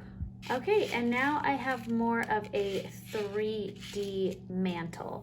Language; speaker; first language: English; native; English